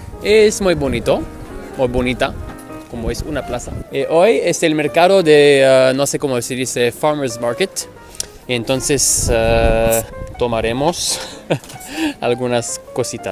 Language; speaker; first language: Spanish; non-native, fluent; English